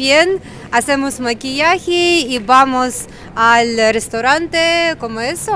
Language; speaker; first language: Spanish; non-native, learner; Ukrainian